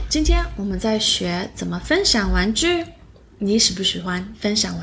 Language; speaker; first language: Chinese; early bilingual, heritage; Chinese